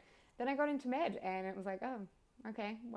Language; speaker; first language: English; native; English